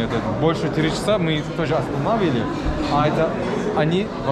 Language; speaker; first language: Russian; non-native, learner; Turkish